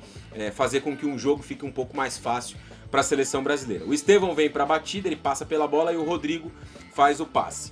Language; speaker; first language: Portuguese; native; Portuguese